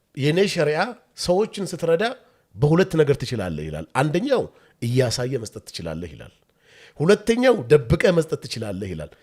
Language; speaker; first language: Amharic; non-native, local second language; Oromo